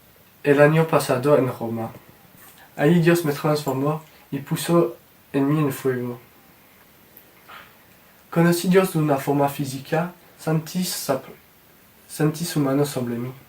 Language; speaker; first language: Spanish; non-native, learner; French